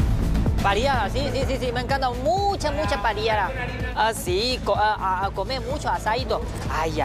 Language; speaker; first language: Spanish; non-native, learner; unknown